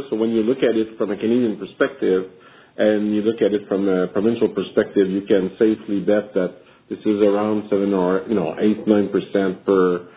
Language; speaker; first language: English; non-native, local second language; French